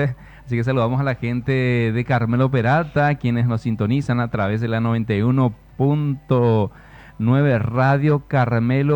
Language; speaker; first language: Spanish; native; Spanish